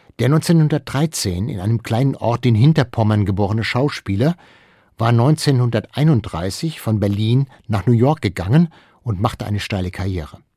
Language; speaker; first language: German; native; German